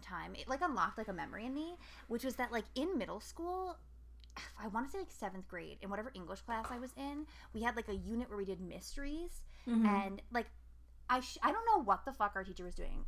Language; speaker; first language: English; native; English